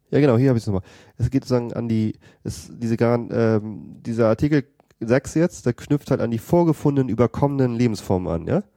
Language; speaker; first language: German; native; German